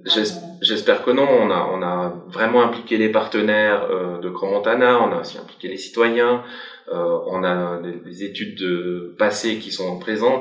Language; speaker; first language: French; native; French